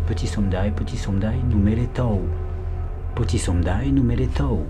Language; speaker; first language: Romanian; non-native, learner; French